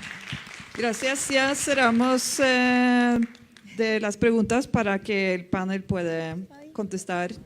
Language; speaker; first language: Spanish; non-native, fluent; Norwegian